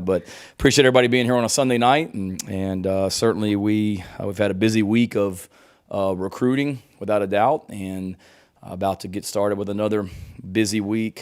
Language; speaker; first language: English; native; English